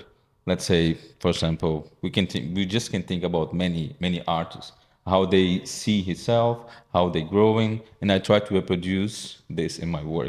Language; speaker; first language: English; non-native, fluent; Portuguese